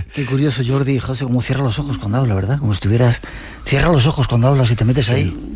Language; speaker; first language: Spanish; native; Spanish